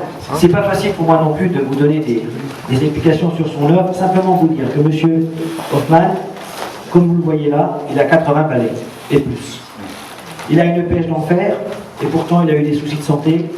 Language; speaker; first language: French; native; French